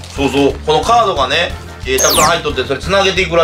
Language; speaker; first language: Japanese; native; Japanese